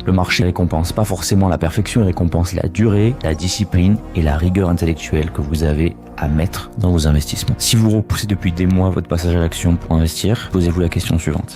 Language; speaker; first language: French; native; French